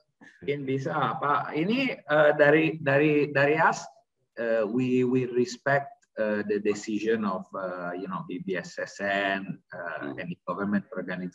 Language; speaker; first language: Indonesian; non-native, learner; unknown